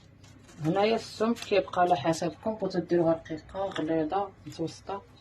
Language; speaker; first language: Arabic; native; Arabic